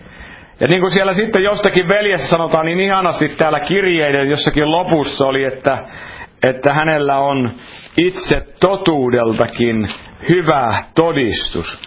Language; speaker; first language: Finnish; native; Finnish